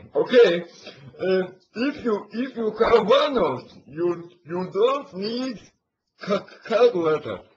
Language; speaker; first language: English; non-native, learner; Latvian